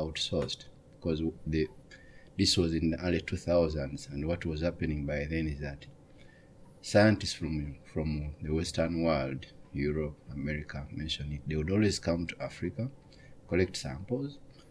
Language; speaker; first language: English; non-native, local second language; Ganda